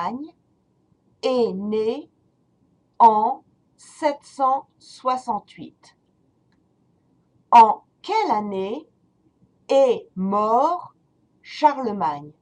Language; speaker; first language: French; non-native, fluent; English